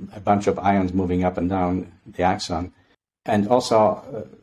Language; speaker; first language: English; non-native, fluent; Polish